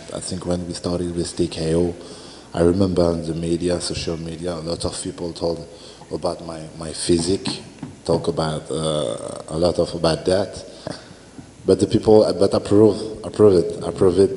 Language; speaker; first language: English; non-native, learner; French